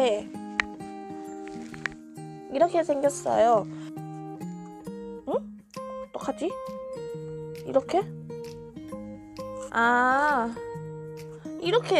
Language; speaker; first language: Korean; non-native, fluent; Thai